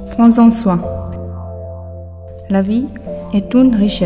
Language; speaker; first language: French; non-native, learner; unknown